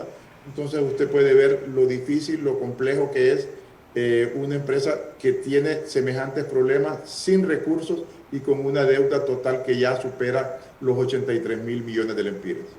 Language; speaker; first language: Spanish; native; Spanish